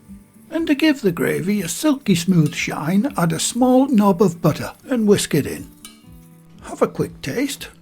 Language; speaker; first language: English; native; English